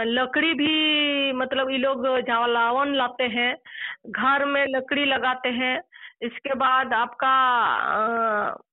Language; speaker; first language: Hindi; non-native, local second language; Santali